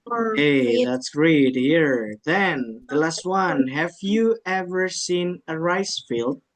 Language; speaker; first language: English; non-native, fluent; Indonesian